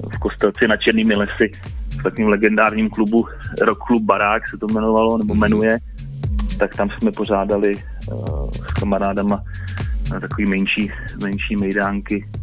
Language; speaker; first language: Czech; native; Czech